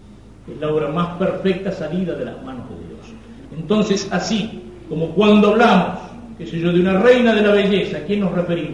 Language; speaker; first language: Spanish; native; Spanish